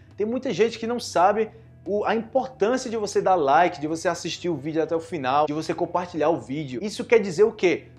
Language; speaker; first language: Portuguese; native; Portuguese